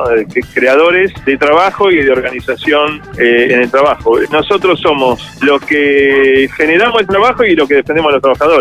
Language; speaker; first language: Spanish; native; Spanish